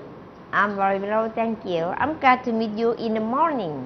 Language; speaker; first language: English; non-native, learner; Thai